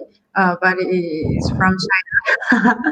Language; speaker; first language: English; non-native, learner; Chinese